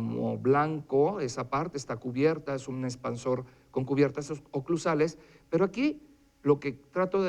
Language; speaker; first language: Spanish; native; Spanish